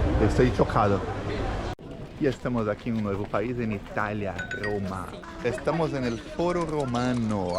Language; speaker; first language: Spanish; non-native, fluent; Portuguese